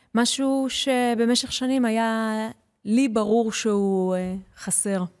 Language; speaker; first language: Hebrew; early bilingual, heritage; Hebrew